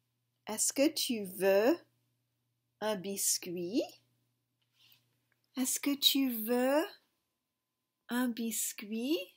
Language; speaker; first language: French; non-native, fluent; English